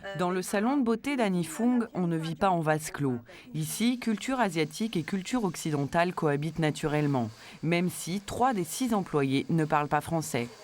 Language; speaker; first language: French; native; French